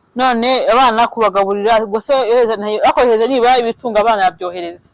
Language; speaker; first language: Kinyarwanda; native; Kinyarwanda